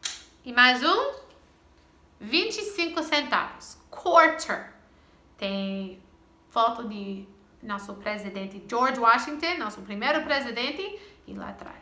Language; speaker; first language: Portuguese; non-native, fluent; English